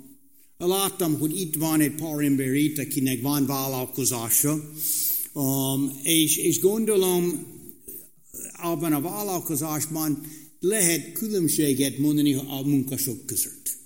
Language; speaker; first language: Hungarian; non-native, fluent; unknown